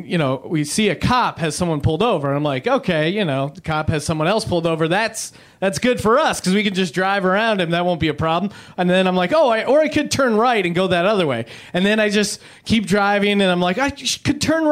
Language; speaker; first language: English; native; English